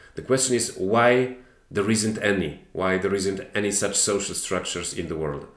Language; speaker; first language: English; non-native, fluent; Polish